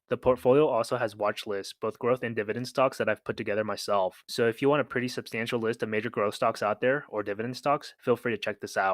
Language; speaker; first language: English; native; English